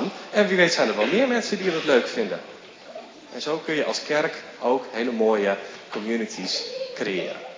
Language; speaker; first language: Dutch; native; Dutch